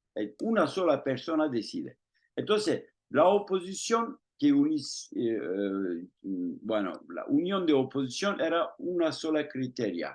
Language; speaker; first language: Spanish; non-native, fluent; Turkish